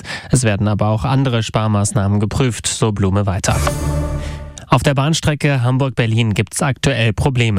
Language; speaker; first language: German; native; German